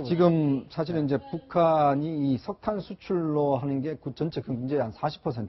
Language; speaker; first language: Korean; native; Korean